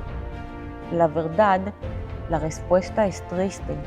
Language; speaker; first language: Spanish; non-native, fluent; Hebrew